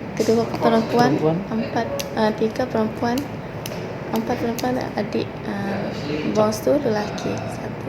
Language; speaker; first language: Indonesian; non-native, learner; Malay